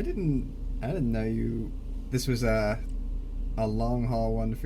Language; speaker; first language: English; native; English